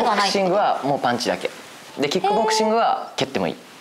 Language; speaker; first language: Japanese; native; Japanese